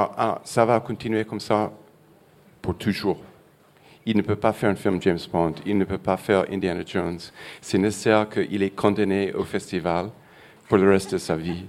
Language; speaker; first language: French; non-native, fluent; English